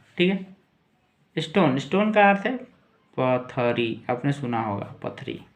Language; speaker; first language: Hindi; native; Hindi